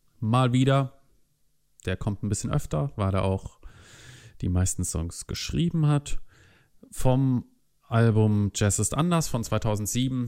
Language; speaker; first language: German; native; German